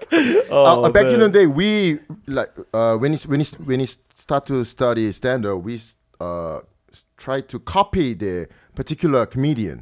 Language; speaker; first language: English; early bilingual, other home language; Korean